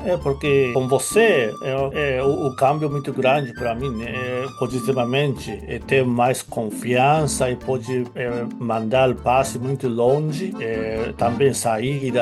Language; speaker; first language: Portuguese; non-native, fluent; Japanese